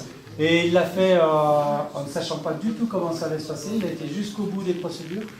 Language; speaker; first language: French; native; French